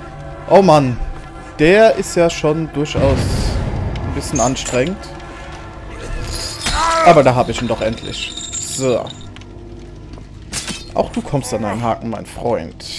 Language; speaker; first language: German; native; German